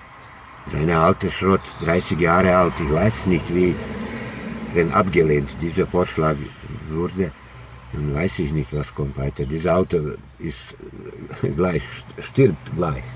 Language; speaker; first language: German; non-native, learner; Croatian